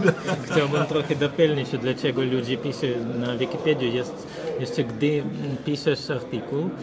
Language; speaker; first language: Polish; non-native, learner; Ukrainian